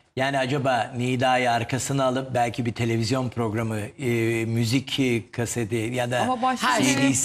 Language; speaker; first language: Turkish; native; Turkish